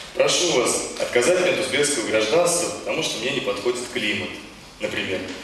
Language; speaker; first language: Russian; native; Russian